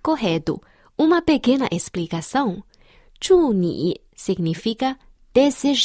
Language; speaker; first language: Portuguese; non-native, fluent; Chinese